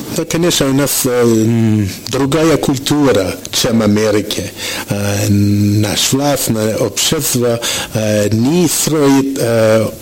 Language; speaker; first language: Russian; non-native, learner; French